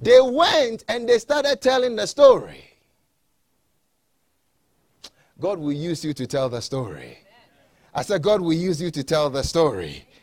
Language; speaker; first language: English; non-native, local second language; Akan